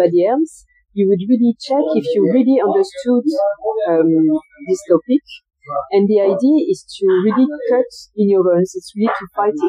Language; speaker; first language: English; non-native, fluent; French